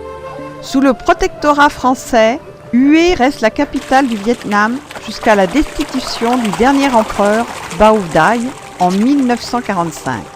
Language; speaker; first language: French; native; French